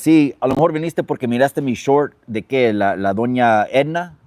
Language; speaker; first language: Spanish; early bilingual, other home language; English